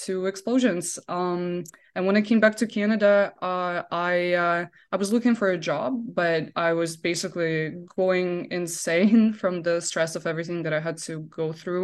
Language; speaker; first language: English; non-native, fluent; Russian